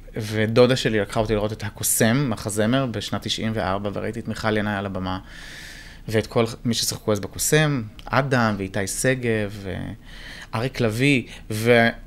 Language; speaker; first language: Hebrew; native; Hebrew